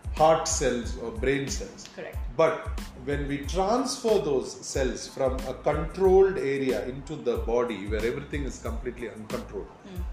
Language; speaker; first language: English; non-native, local second language; Tamil